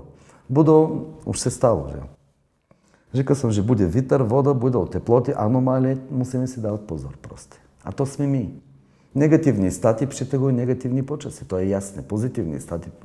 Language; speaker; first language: Czech; non-native, fluent; Bulgarian